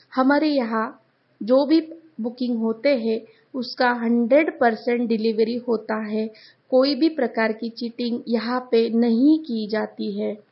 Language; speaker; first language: Hindi; non-native, local second language; Marathi